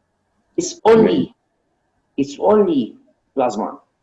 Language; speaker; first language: English; non-native, learner; Romanian